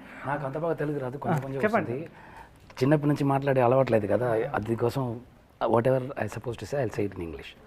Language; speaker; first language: Telugu; non-native, learner; Tamil